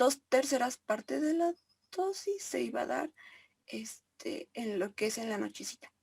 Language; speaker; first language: Spanish; native; Spanish